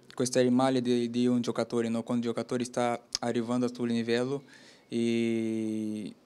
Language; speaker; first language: Italian; non-native, learner; Portuguese